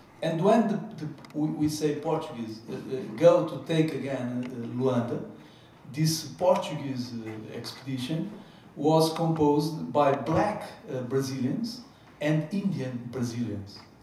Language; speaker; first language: English; non-native, fluent; Portuguese